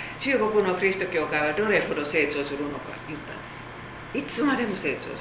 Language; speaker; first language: Japanese; non-native, fluent; Korean